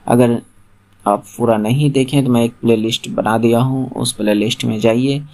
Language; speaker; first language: Hindi; non-native, local second language; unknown